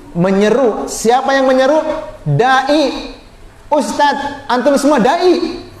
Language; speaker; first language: Indonesian; native; Indonesian